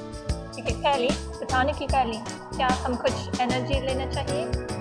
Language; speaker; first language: Hindi; non-native, learner; English